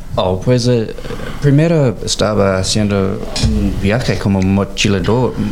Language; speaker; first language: Spanish; non-native, learner; English